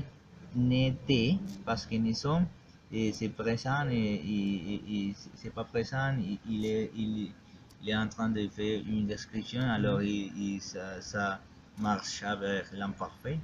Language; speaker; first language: French; non-native, learner; Spanish